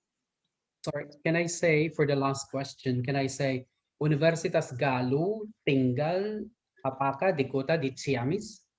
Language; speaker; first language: English; non-native, fluent; Thai